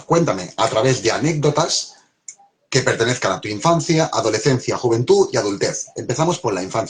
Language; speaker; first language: Spanish; native; Spanish